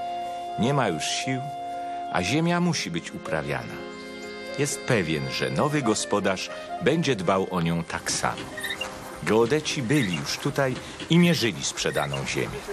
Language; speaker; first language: Polish; native; Polish